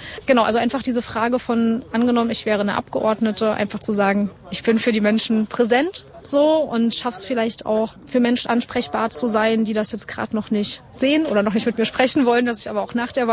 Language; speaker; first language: German; native; German